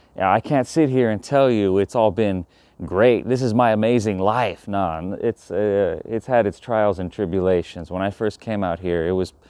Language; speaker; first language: English; native; English